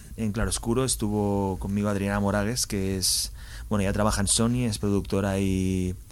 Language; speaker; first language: Spanish; native; Spanish